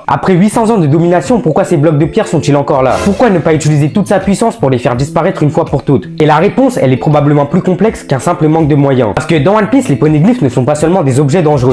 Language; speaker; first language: French; native; French